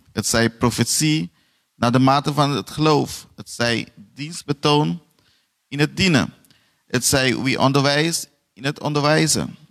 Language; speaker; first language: Dutch; non-native, fluent; Portuguese